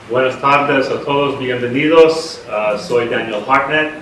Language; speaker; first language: Spanish; non-native, learner; English